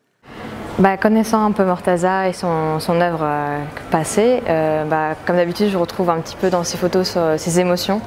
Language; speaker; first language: French; native; French